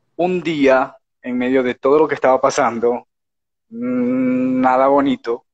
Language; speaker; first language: Spanish; native; Spanish